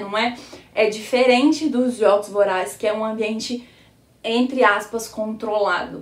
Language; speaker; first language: Portuguese; native; Portuguese